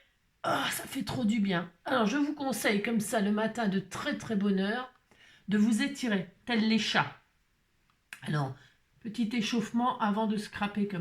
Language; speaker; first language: French; native; French